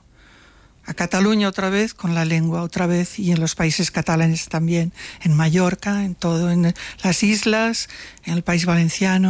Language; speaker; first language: Spanish; non-native, local second language; Catalan